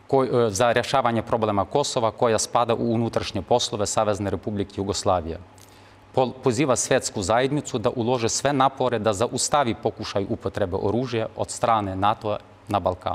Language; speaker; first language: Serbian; non-native, fluent; Ukrainian